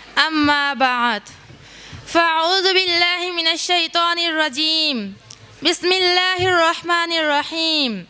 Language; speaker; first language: Arabic; non-native, learner; Bangla